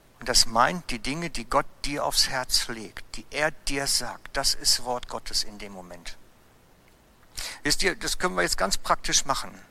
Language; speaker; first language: German; native; German